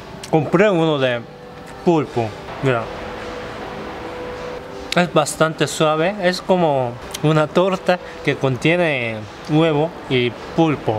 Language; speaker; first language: Spanish; non-native, fluent; Korean